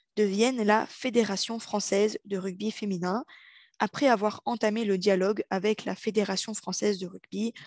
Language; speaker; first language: French; native; French